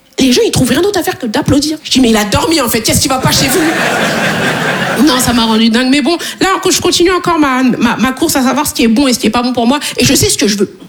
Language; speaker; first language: French; native; French